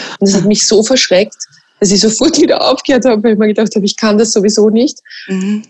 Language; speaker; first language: German; native; German